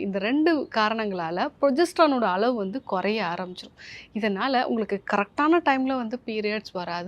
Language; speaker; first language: Tamil; native; Tamil